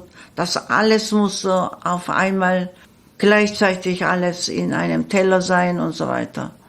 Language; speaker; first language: German; non-native, learner; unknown